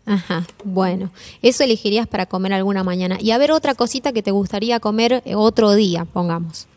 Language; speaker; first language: Spanish; native; Spanish